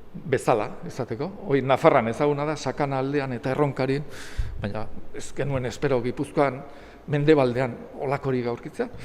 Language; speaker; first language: Basque; native; Basque